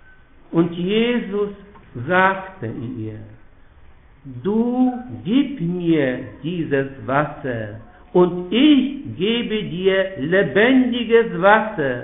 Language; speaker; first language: German; non-native, fluent; Polish